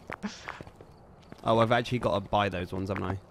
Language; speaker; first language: English; native; English